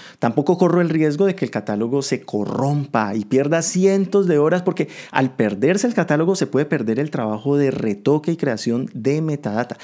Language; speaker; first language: Spanish; native; Spanish